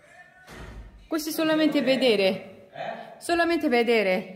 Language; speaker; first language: Italian; non-native, learner; Korean